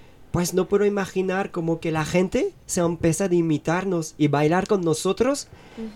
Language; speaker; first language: Spanish; non-native, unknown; French